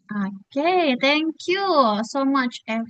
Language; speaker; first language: English; non-native, learner; Indonesian